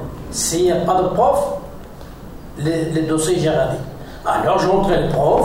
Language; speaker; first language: French; non-native, learner; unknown